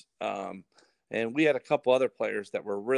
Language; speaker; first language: English; native; English